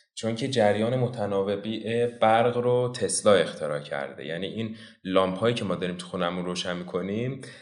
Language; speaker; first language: Persian; non-native, local second language; Azerbaijani